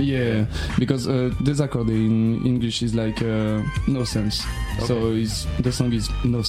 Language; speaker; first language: English; non-native, learner; French